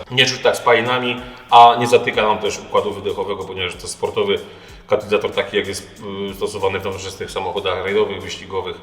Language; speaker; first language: Polish; native; Polish